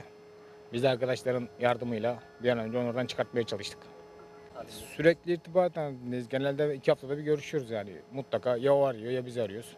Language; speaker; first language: Turkish; native; Turkish